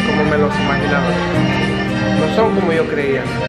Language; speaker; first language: Spanish; early bilingual, other home language; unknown